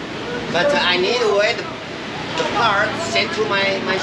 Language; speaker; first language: English; non-native, learner; Chinese